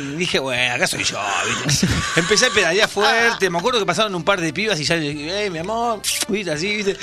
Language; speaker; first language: Spanish; native; Spanish